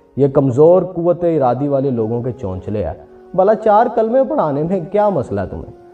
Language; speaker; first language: Urdu; non-native, local second language; Punjabi